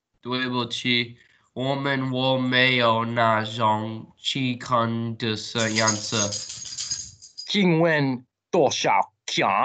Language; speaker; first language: Chinese; non-native, learner; English